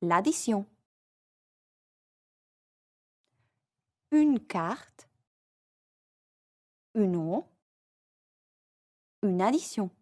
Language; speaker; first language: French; non-native, fluent; English